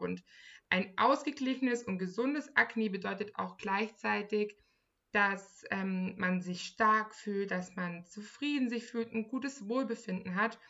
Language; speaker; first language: German; native; German